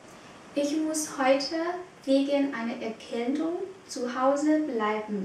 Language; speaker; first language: German; non-native, fluent; Vietnamese